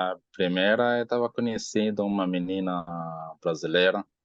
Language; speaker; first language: Portuguese; non-native, learner; Arabic